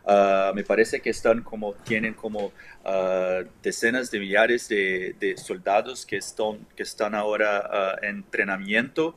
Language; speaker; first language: Spanish; non-native, fluent; Ukrainian